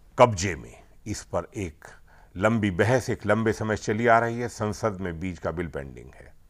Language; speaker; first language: Hindi; native; Hindi